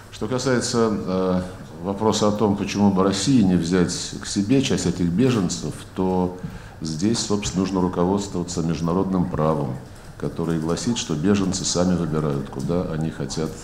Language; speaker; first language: Russian; native; Russian